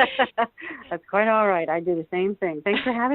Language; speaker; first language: English; native; English